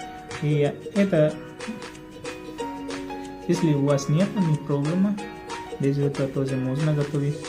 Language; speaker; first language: Russian; non-native, learner; Hindi